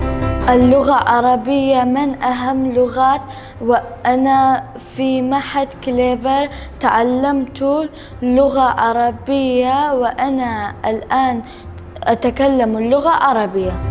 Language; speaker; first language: Arabic; non-native, learner; Kurdish